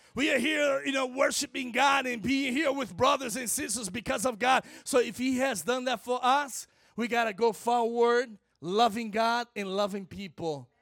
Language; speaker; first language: English; non-native, fluent; Portuguese